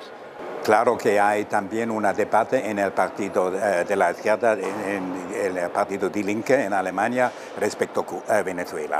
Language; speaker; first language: Spanish; non-native, fluent; German